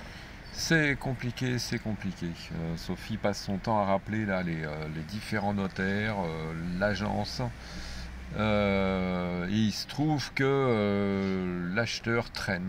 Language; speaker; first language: French; native; French